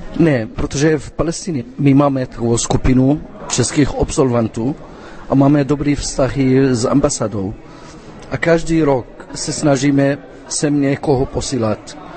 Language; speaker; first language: Czech; non-native, fluent; Arabic